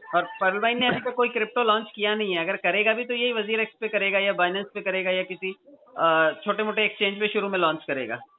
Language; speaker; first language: Hindi; native; Hindi